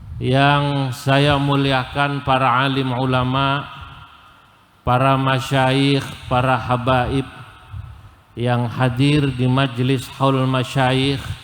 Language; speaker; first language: Indonesian; native; Indonesian